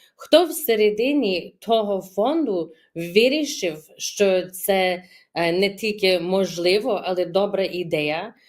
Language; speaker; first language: Ukrainian; early bilingual, heritage; Ukrainian